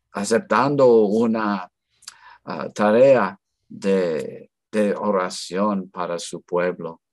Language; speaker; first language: Spanish; non-native, fluent; English